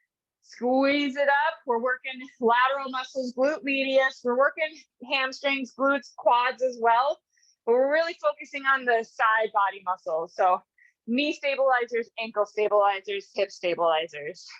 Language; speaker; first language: English; native; English